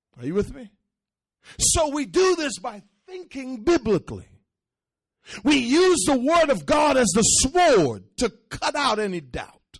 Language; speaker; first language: English; early bilingual, other home language; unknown